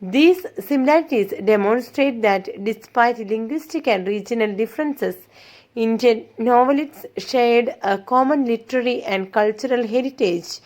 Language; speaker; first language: English; non-native, local second language; Malayalam